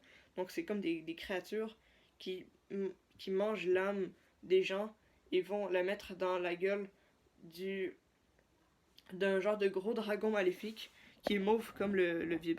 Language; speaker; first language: French; native; French